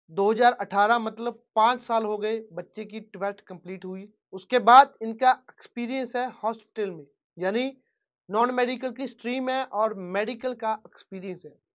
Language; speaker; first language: Hindi; non-native, local second language; Punjabi